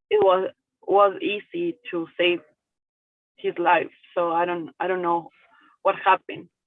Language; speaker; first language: English; non-native, learner; Spanish